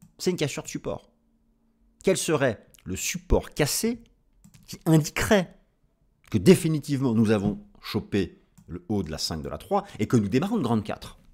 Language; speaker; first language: French; native; French